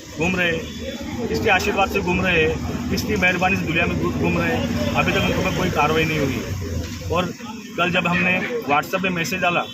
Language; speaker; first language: Hindi; non-native, local second language; Sindhi